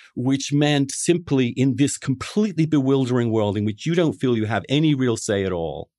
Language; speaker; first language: English; native; English